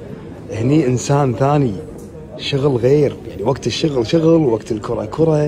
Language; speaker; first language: Arabic; native; Arabic